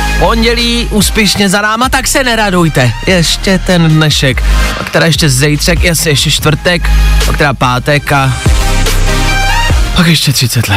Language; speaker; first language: Czech; native; Czech